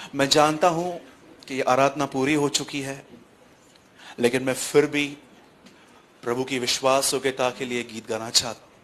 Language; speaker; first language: Hindi; native; Hindi